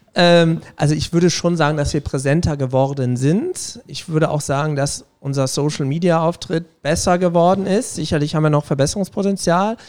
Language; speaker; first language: German; native; German